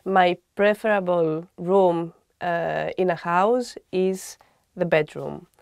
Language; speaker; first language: English; non-native, fluent; Greek